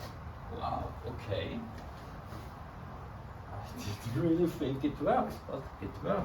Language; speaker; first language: English; non-native, fluent; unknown